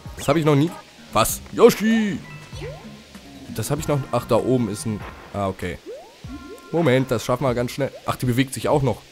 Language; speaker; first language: German; native; German